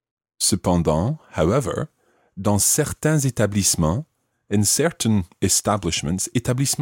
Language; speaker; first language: French; non-native, fluent; English